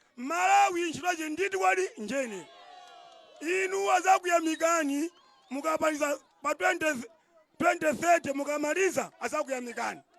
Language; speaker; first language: Nyanja; non-native, local second language; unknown